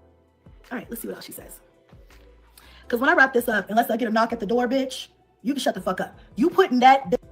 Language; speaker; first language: English; native; English